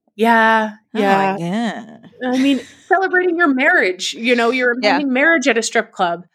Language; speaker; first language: English; native; English